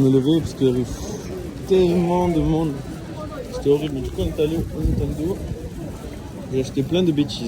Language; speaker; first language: French; native; French